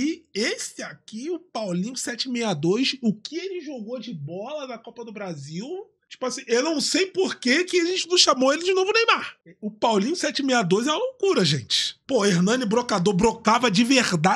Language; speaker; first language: Portuguese; native; Portuguese